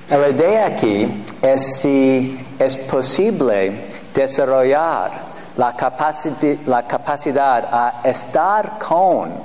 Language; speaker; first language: Spanish; non-native, fluent; English